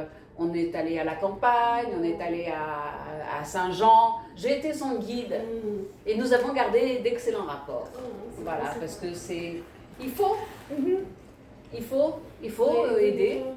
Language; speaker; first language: French; early bilingual, other home language; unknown